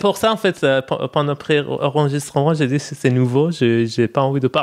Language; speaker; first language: French; non-native, fluent; Persian